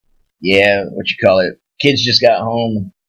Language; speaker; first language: English; native; English